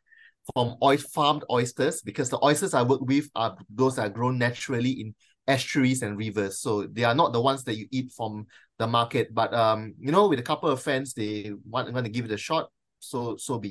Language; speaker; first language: English; non-native, local second language; Chinese